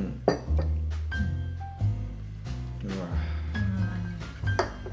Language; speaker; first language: Japanese; native; Japanese